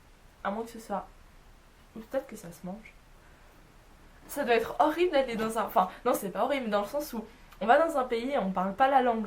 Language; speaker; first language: French; native; French